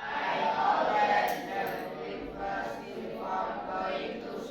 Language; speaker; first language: English; non-native, learner; Indonesian